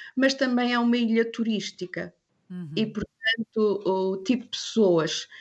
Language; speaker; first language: Portuguese; non-native, fluent; English